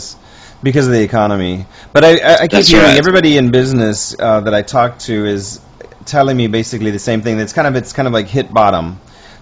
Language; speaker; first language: English; native; English